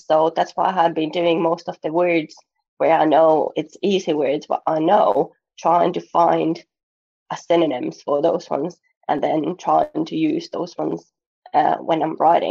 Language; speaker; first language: English; non-native, fluent; Finnish